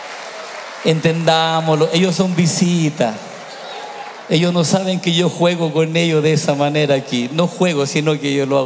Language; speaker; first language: Spanish; native; Spanish